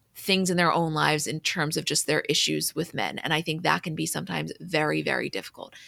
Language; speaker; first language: English; native; English